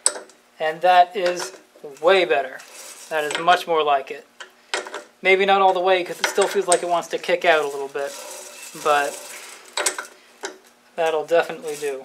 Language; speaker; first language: English; native; English